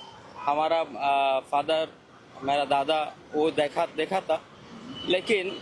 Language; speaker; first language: Hindi; non-native, learner; Bangla